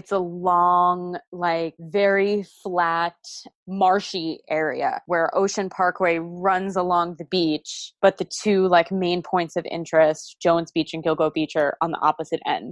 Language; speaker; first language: English; native; English